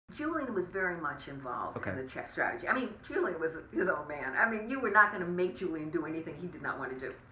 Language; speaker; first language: English; native; English